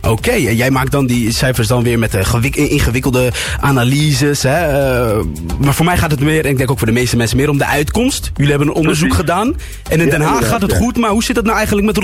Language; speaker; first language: Dutch; native; Dutch